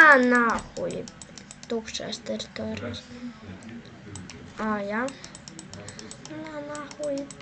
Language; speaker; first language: Latvian; non-native, local second language; Russian